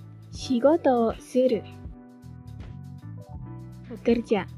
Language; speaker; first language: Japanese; non-native, fluent; Indonesian